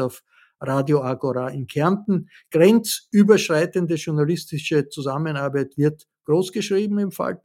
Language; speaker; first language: German; native; German